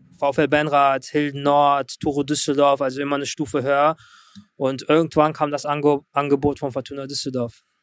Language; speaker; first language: German; early bilingual, other home language; Russian